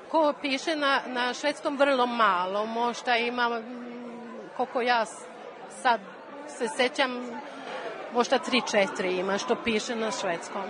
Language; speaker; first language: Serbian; non-native, learner; Swedish